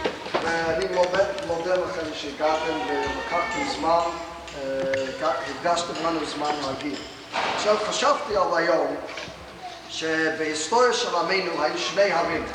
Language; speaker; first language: Hebrew; non-native, fluent; English